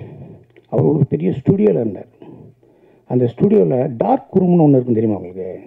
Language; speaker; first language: Tamil; native; Tamil